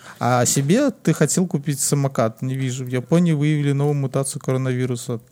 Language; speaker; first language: Russian; native; Russian